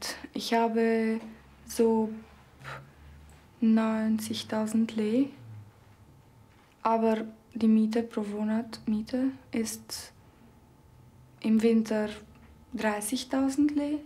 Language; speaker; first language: German; non-native, local second language; Romanian